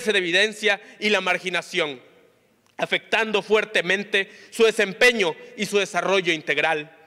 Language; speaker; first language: Spanish; native; Spanish